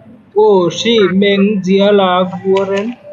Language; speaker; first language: Chinese; non-native, learner; Bangla